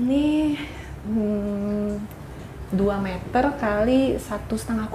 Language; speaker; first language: Indonesian; native; Indonesian